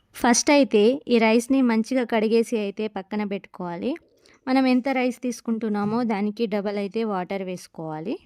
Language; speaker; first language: Telugu; non-native, local second language; Lambadi